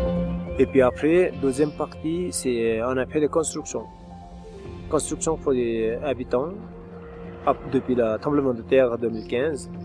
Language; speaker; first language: French; non-native, fluent; Nepali